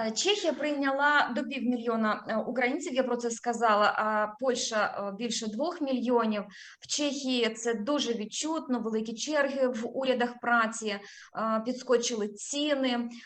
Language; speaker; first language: Ukrainian; native; Ukrainian